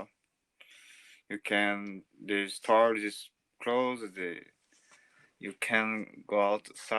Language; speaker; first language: English; non-native, learner; Portuguese